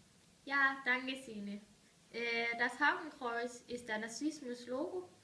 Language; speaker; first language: German; non-native, learner; Danish